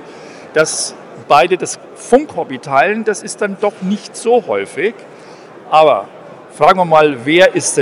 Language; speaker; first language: German; native; German